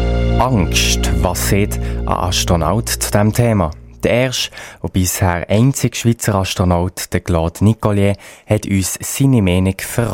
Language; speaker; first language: German; native; German